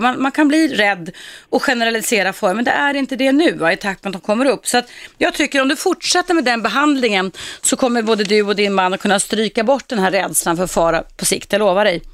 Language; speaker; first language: Swedish; native; Swedish